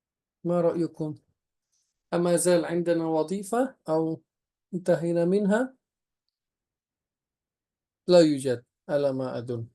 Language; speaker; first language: Arabic; non-native, fluent; Indonesian